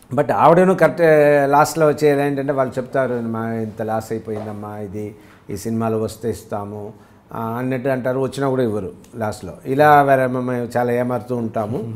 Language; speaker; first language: Telugu; native; Telugu